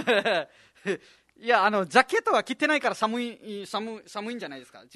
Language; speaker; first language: Japanese; non-native, fluent; Nepali